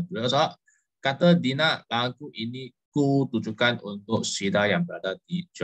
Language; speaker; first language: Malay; non-native, local second language; Chinese